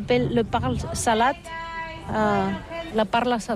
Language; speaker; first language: French; non-native, learner; Catalan